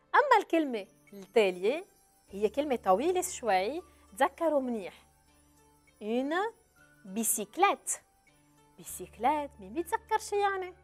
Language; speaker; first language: Arabic; native; Arabic